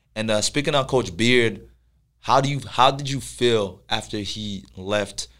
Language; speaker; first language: English; non-native, local second language; Yoruba